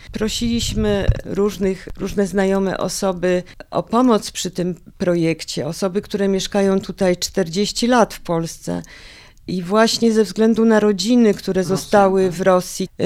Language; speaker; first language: Polish; native; Polish